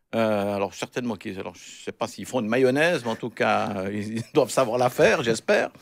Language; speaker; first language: French; native; French